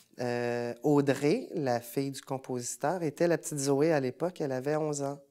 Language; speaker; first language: French; native; French